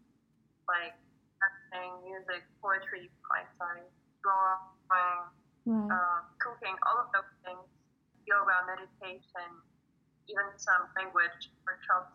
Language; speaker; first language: English; non-native, fluent; Ukrainian